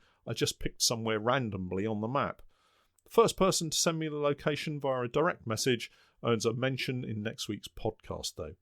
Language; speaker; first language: English; native; English